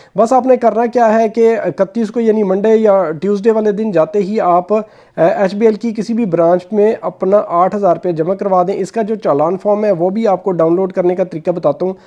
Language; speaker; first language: Urdu; native; Urdu